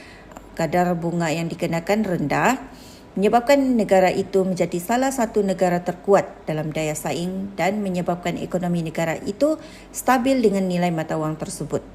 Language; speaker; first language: Malay; native; Malay